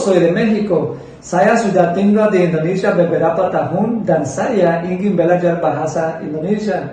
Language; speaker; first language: Indonesian; non-native, learner; Spanish